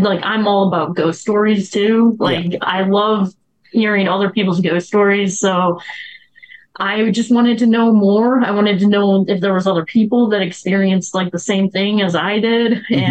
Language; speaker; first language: English; native; English